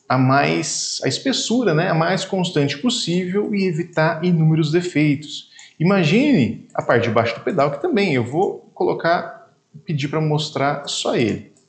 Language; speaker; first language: Portuguese; native; Portuguese